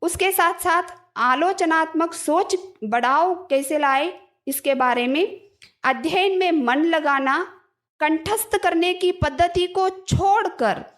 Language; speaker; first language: Hindi; non-native, local second language; Kannada